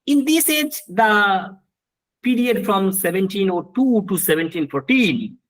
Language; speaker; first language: English; non-native, local second language; Bangla